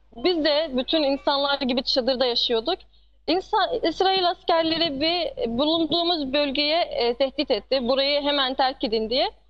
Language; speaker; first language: Turkish; non-native, fluent; Arabic